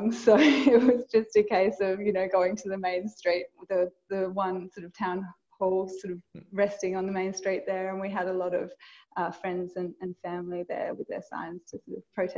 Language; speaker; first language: English; native; English